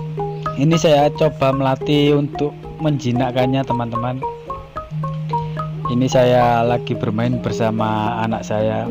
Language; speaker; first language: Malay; non-native, local second language; Javanese